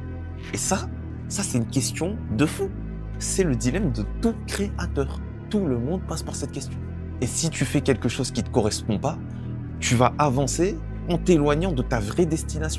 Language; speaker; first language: French; native; French